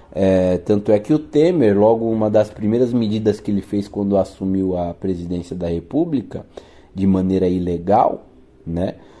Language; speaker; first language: Portuguese; native; Portuguese